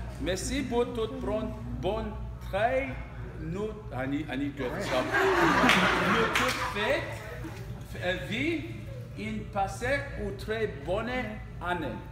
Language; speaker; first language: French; non-native, learner; English